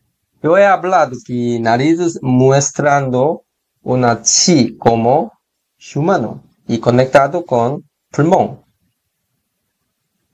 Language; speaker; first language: Spanish; non-native, learner; Korean